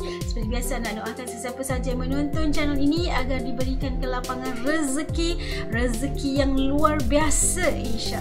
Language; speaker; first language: Malay; native; Malay